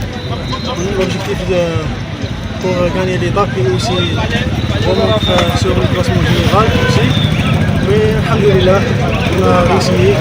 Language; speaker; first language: French; non-native, learner; Arabic